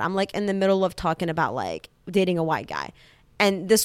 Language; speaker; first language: English; early bilingual, other home language; Arabic